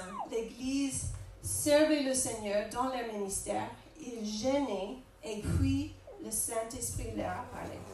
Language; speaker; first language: French; non-native, fluent; English